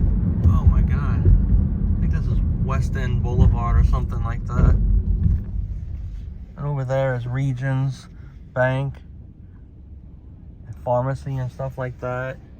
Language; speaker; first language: English; native; English